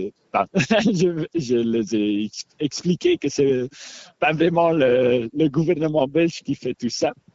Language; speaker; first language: French; non-native, local second language; Dutch